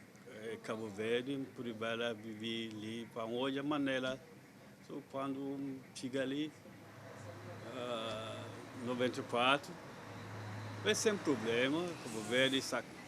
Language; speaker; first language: Portuguese; non-native, learner; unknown